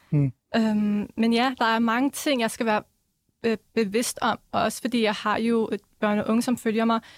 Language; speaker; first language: Danish; early bilingual, other home language; Arabic